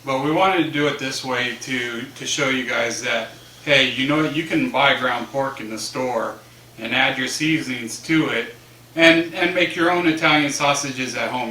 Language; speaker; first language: English; native; English